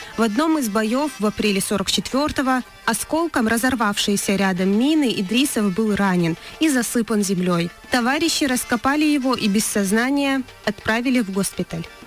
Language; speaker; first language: Russian; non-native, local second language; Chechen